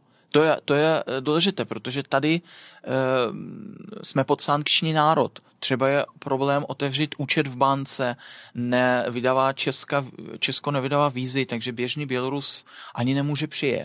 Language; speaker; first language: Czech; non-native, fluent; Belarusian